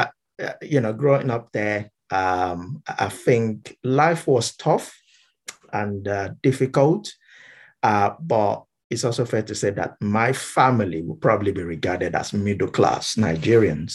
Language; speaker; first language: English; non-native, local second language; Yoruba